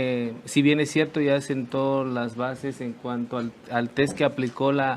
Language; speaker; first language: Spanish; native; Spanish